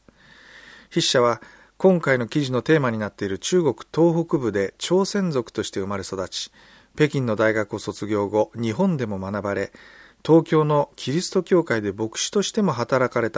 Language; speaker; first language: Japanese; native; Japanese